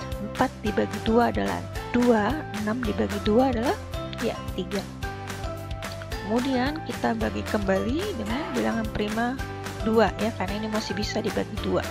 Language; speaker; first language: Indonesian; native; Indonesian